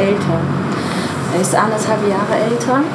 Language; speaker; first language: German; non-native, fluent; Persian